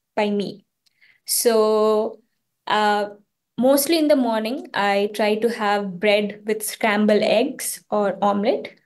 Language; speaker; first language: English; non-native, local second language; Hindi